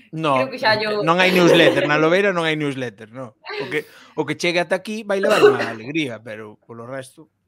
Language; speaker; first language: Galician; non-native, local second language; Spanish